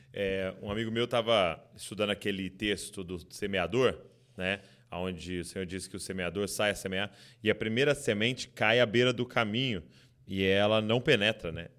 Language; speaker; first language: Portuguese; native; Portuguese